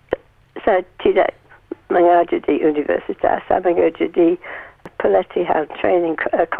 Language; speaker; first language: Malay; non-native, learner; English